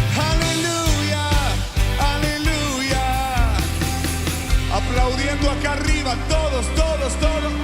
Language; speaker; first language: Spanish; native; Spanish